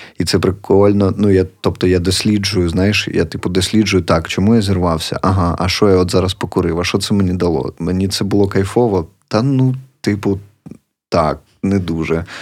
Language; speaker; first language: Ukrainian; native; Ukrainian